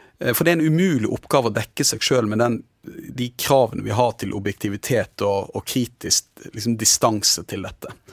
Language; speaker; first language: Norwegian; native; Norwegian